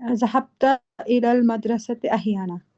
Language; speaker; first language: Arabic; non-native, learner; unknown